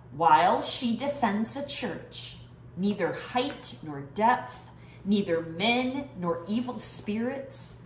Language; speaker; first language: English; native; English